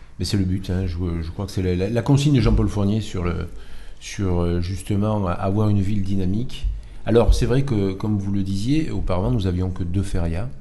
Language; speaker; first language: French; native; French